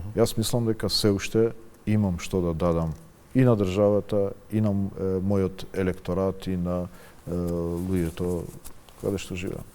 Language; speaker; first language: Macedonian; non-native, local second language; Albanian